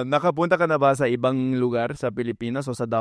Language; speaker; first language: Filipino; non-native, fluent; English